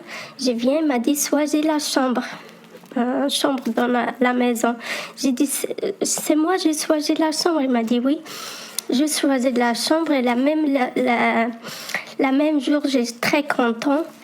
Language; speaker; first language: French; non-native, learner; Arabic